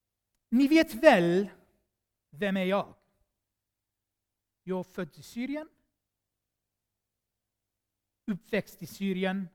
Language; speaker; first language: Swedish; non-native, fluent; Armenian